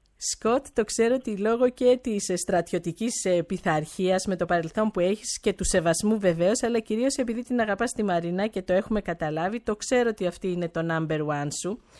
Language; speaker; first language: Greek; native; Greek